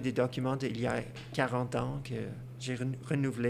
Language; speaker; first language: French; non-native, fluent; Persian